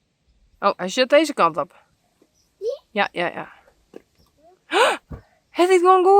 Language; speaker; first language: Dutch; native; Dutch